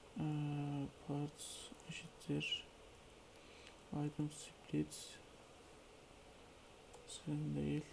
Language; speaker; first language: Turkish; native; Turkish